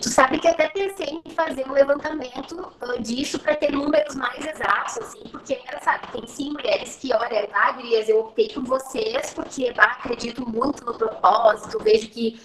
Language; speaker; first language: Portuguese; native; Portuguese